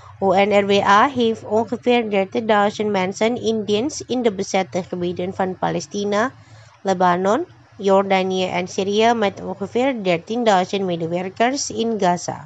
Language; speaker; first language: Dutch; non-native, fluent; Indonesian